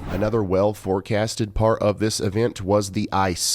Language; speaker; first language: English; native; English